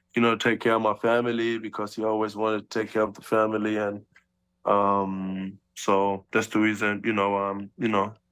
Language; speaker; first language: English; early bilingual, other home language; German